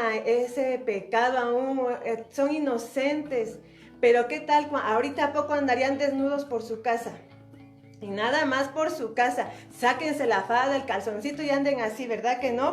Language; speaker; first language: Spanish; native; Spanish